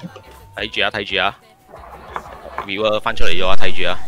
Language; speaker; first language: Chinese; native; Chinese